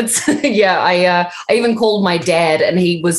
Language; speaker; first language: English; native; English